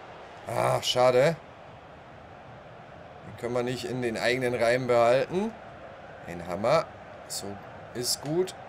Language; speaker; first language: German; native; German